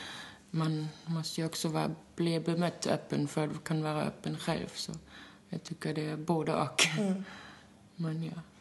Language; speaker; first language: Swedish; non-native, fluent; German